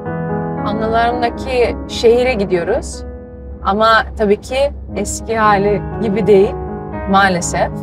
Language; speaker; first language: Turkish; early bilingual, heritage; Turkish